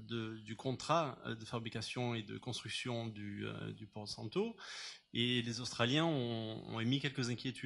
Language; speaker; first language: French; native; French